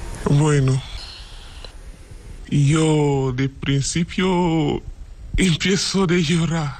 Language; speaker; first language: Spanish; non-native, learner; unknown